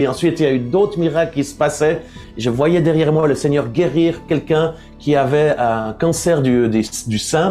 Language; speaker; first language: French; native; French